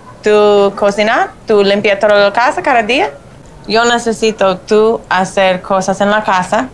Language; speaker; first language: Spanish; non-native, learner; English